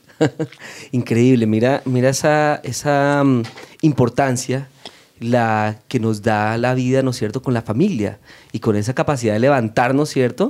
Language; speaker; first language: Spanish; native; Spanish